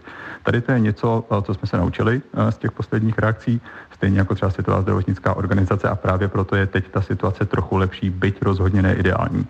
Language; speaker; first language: Czech; native; Czech